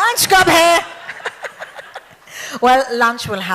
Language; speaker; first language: English; non-native, local second language; Hindi